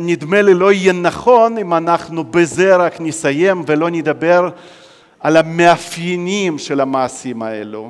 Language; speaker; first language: Hebrew; non-native, fluent; Russian